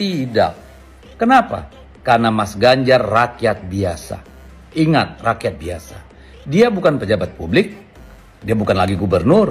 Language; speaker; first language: Indonesian; native; Indonesian